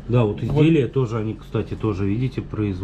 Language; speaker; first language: Russian; native; Russian